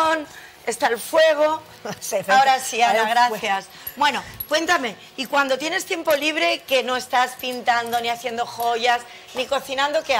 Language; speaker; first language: Spanish; native; Spanish